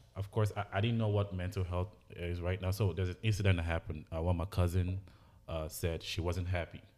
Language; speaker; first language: English; non-native, local second language; Igbo